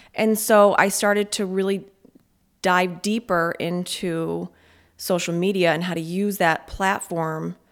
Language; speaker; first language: English; native; English